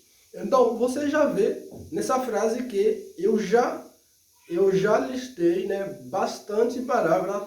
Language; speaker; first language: Portuguese; non-native, fluent; Haitian Creole